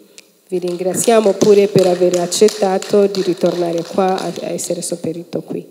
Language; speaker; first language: Italian; non-native, fluent; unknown